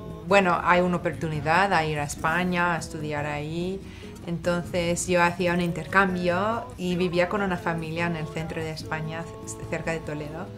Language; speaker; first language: Spanish; non-native, fluent; English